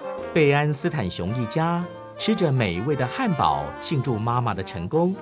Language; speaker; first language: Chinese; native; Chinese